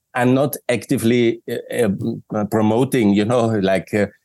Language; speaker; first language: English; non-native, fluent; German